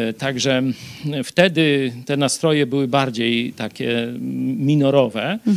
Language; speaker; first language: Polish; native; Polish